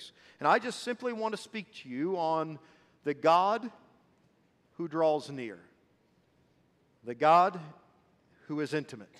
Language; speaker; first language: English; early bilingual, other home language; Swedish